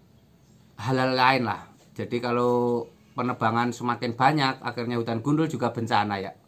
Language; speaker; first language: Indonesian; native; Indonesian